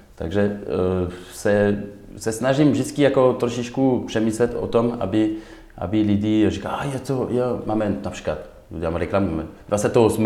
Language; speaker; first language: Czech; non-native, learner; French